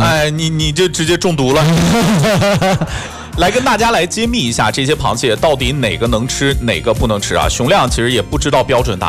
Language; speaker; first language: Chinese; native; Chinese